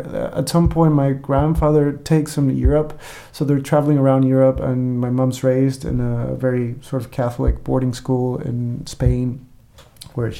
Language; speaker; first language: English; non-native, fluent; Spanish